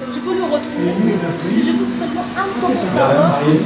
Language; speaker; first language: French; non-native, fluent; Persian